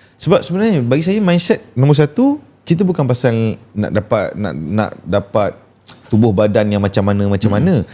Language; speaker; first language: Malay; native; Malay